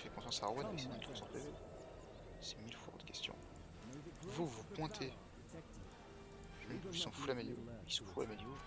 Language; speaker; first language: French; native; French